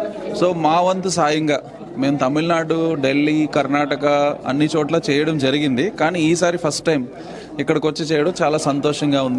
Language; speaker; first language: Telugu; native; Telugu